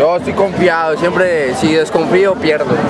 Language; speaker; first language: Spanish; native; Spanish